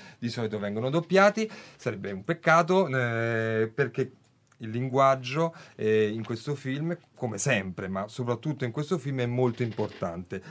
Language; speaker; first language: Italian; native; Italian